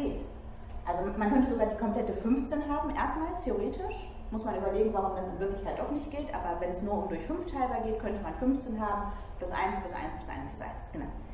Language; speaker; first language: German; native; German